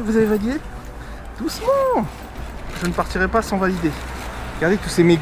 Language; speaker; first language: French; native; French